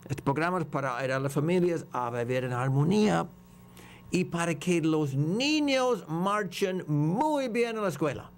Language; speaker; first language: Spanish; non-native, fluent; English